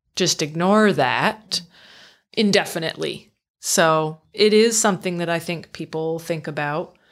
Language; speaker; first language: English; native; English